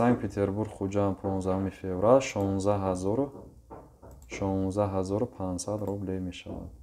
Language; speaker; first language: Russian; non-native, local second language; Tajik